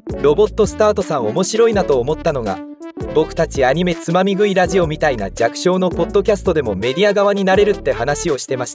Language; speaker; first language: Japanese; native; Japanese